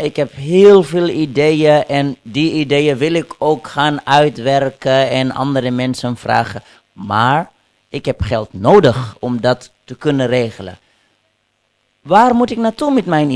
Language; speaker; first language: Dutch; non-native, fluent; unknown